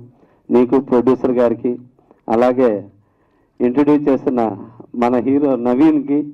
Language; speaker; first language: Telugu; native; Telugu